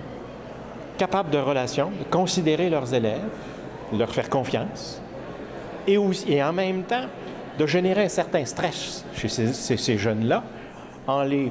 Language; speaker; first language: French; native; French